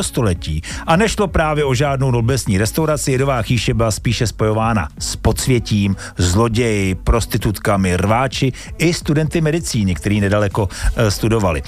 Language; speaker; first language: Czech; native; Czech